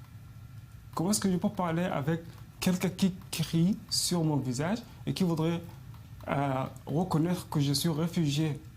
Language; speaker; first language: French; non-native, fluent; Arabic